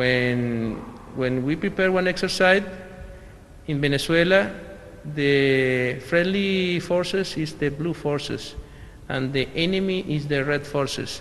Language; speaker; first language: English; non-native, learner; Spanish